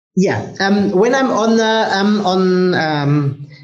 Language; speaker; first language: English; non-native, fluent; German